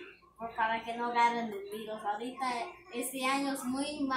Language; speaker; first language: Spanish; early bilingual, heritage; Spanish